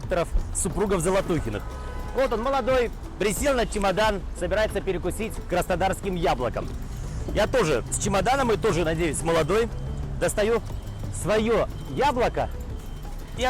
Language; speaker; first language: Russian; native; Russian